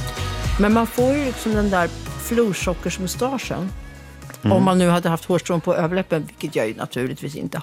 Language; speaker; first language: Swedish; native; Swedish